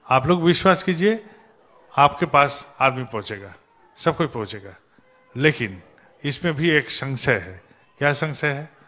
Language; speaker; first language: Hindi; non-native, local second language; Bangla